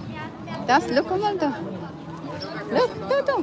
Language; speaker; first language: German; non-native, learner; Cebuano